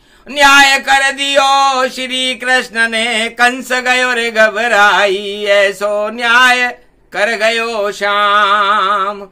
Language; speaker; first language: Hindi; native; Hindi